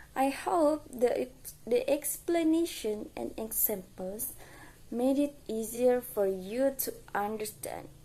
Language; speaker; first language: English; non-native, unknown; Indonesian